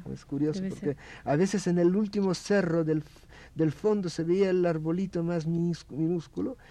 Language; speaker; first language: Spanish; non-native, fluent; Russian